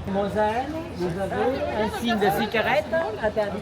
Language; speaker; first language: French; non-native, fluent; Thai